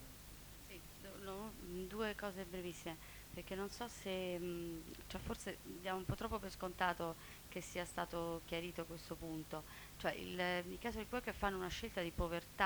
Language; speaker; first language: Italian; native; Italian